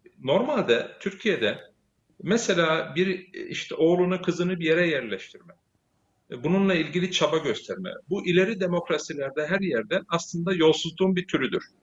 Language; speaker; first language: Turkish; early bilingual, heritage; Turkish